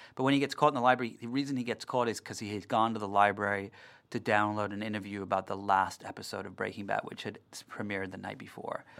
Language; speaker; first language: English; native; English